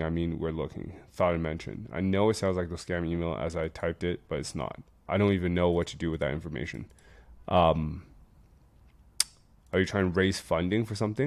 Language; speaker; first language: English; native; English